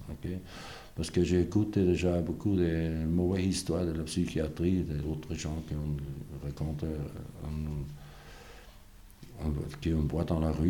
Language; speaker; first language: French; non-native, fluent; German